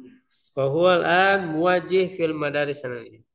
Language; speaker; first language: Arabic; non-native, fluent; Indonesian